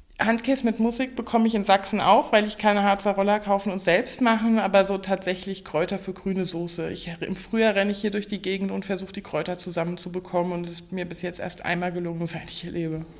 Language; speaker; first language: German; native; German